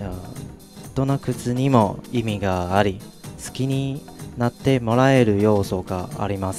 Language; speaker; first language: Japanese; non-native, fluent; Chinese